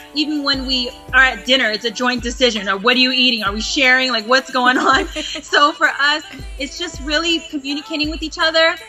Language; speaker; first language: English; native; English